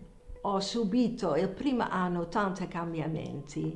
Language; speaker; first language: Italian; non-native, fluent; Dutch